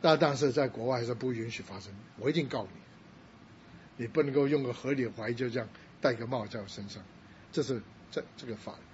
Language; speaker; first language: Chinese; non-native, local second language; Cantonese